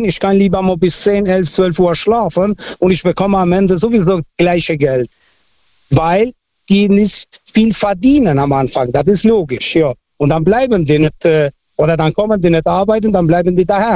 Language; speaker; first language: German; non-native, fluent; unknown